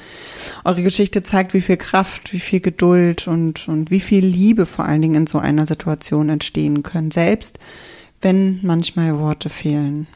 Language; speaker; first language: German; native; German